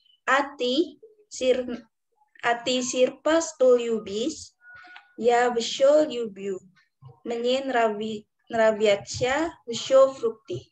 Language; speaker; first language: Russian; non-native, learner; Indonesian